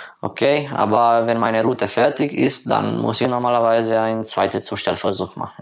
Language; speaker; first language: German; non-native, learner; Romanian